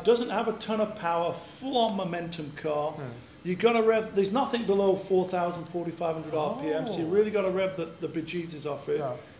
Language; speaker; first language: English; native; English